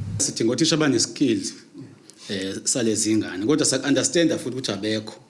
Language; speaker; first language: Zulu; native; Zulu